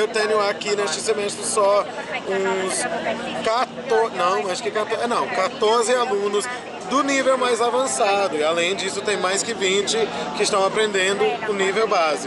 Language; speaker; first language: Portuguese; non-native, fluent; English